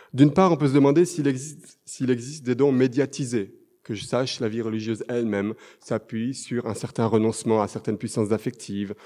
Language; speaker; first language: French; native; French